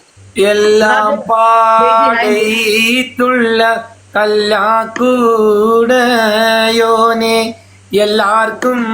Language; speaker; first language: Malayalam; native; Malayalam